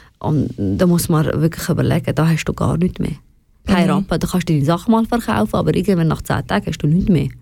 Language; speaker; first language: German; early bilingual, other home language; Persian